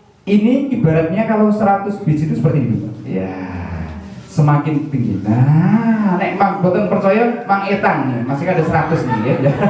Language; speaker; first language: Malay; non-native, local second language; Javanese